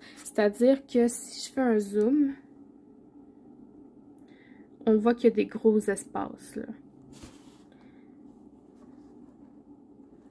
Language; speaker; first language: French; native; French